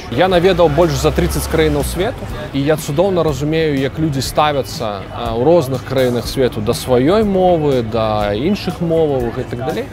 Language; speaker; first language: Belarusian; non-native, local second language; Russian